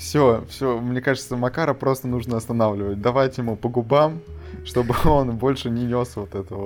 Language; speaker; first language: Russian; native; Russian